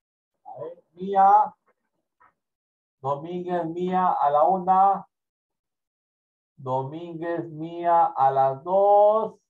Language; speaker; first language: Spanish; native; Spanish